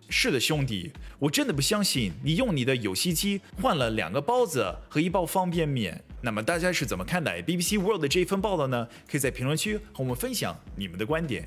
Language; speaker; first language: Chinese; non-native, fluent; English